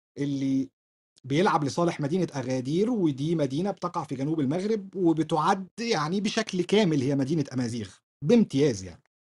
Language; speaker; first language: Arabic; native; Arabic